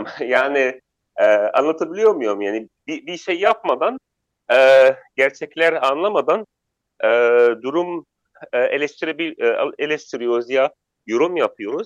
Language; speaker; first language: Turkish; non-native, fluent; Arabic